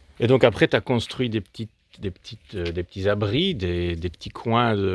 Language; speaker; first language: French; native; French